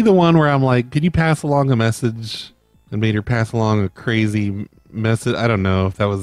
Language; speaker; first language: English; native; English